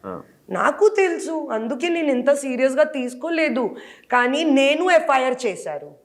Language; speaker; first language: Telugu; non-native, learner; Hindi